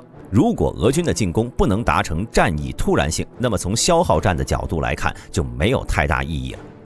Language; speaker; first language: Chinese; native; Chinese